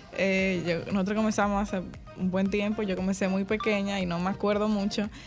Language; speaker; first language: Spanish; native; Spanish